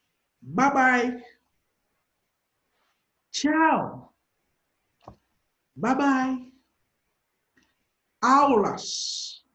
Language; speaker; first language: Portuguese; non-native, fluent; Haitian Creole